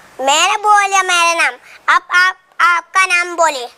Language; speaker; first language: Hindi; non-native, local second language; Malayalam